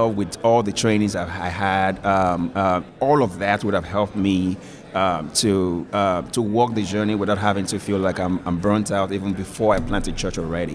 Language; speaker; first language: English; non-native, local second language; Yoruba